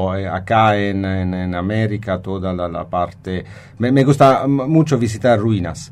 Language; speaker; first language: Spanish; non-native, fluent; Italian